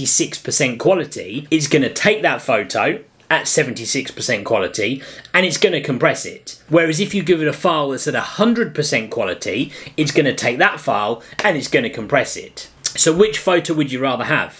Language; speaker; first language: English; native; English